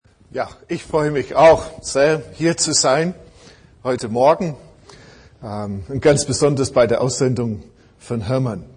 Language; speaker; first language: German; non-native, fluent; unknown